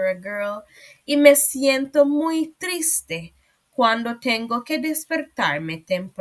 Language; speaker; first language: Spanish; non-native, fluent; English